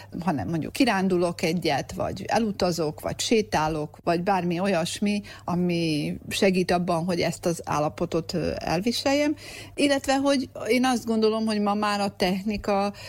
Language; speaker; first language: Hungarian; native; Hungarian